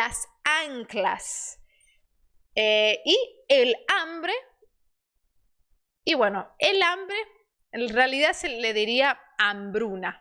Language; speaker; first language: Spanish; non-native, fluent; Portuguese